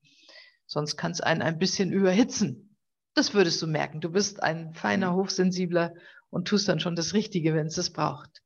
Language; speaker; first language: German; native; German